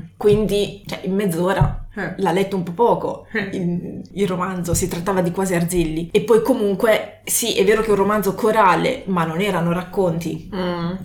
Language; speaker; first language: Italian; native; Italian